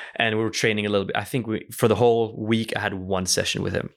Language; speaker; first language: English; early bilingual, other home language; Norwegian